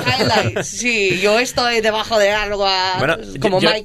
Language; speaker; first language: Spanish; non-native, learner; English